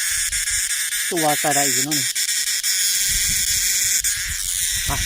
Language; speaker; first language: Thai; non-native, local second language; Northeastern Thai